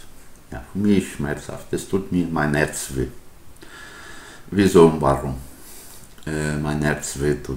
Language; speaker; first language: German; non-native, learner; Portuguese